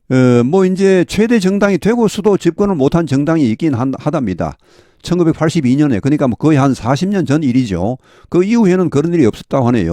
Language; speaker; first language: Korean; native; Korean